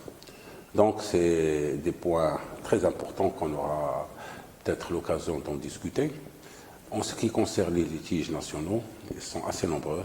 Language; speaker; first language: French; non-native, local second language; Arabic